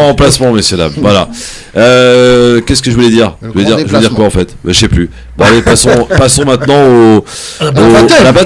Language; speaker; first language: French; native; French